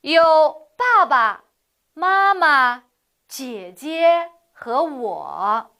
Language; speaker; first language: Chinese; non-native, fluent; Uyghur